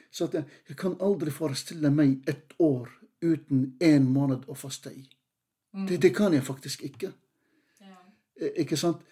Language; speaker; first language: Norwegian; non-native, fluent; Arabic